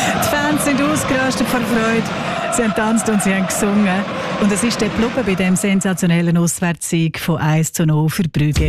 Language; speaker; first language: German; native; German